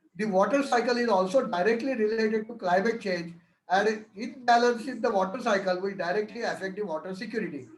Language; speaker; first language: English; non-native, local second language; Marathi